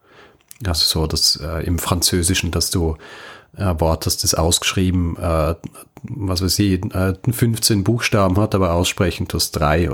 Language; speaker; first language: German; native; German